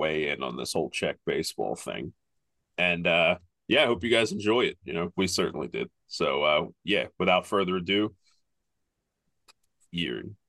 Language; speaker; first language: English; native; English